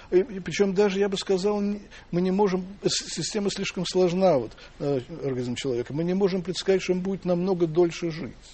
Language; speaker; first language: Russian; native; Russian